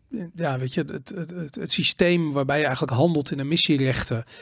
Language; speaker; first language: Dutch; native; Dutch